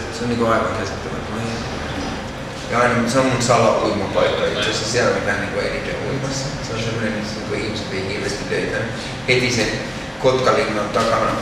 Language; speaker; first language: Finnish; early bilingual, other home language; Persian